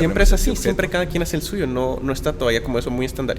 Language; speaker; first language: Spanish; native; Spanish